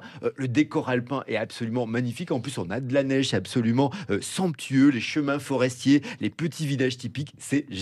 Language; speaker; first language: French; native; French